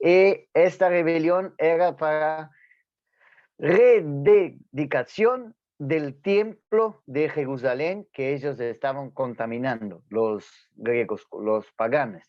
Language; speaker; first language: Spanish; non-native, fluent; Portuguese